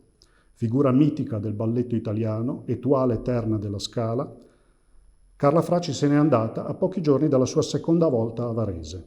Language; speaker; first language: Italian; native; Italian